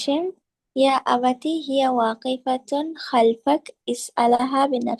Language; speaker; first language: Arabic; non-native, learner; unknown